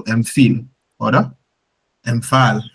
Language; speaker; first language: German; non-native, learner; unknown